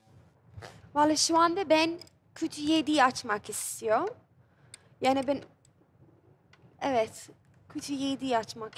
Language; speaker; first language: Turkish; non-native, learner; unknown